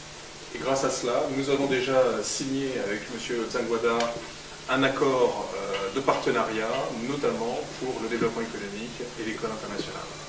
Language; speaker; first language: French; native; French